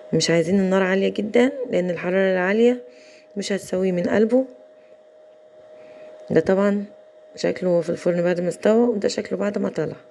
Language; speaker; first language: Arabic; native; Arabic